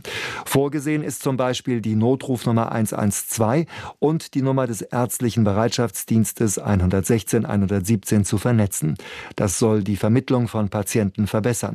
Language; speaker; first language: German; native; German